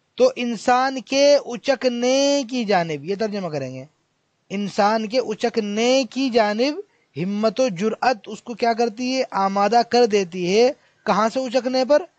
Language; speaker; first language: Urdu; native; Urdu